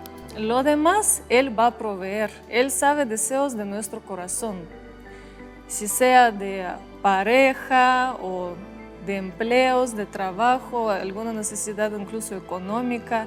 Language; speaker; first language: Spanish; non-native, fluent; Russian